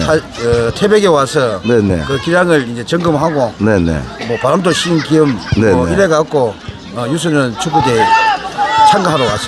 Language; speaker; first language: Korean; native; Korean